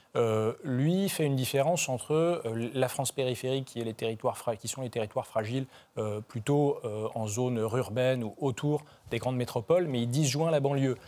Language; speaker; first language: French; native; French